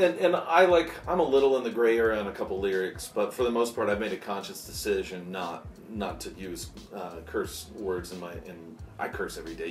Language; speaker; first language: English; native; English